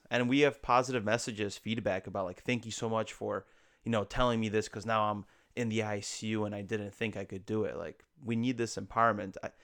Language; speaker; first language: English; native; English